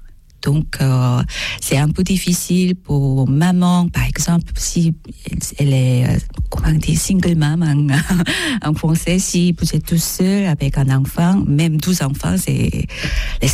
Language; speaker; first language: French; non-native, learner; Korean